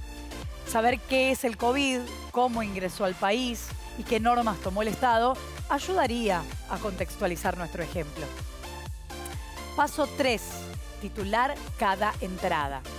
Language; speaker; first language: Spanish; native; Spanish